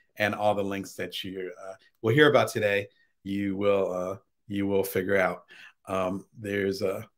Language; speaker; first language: English; native; English